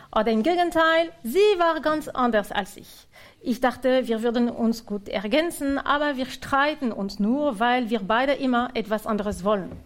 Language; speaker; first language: German; non-native, fluent; French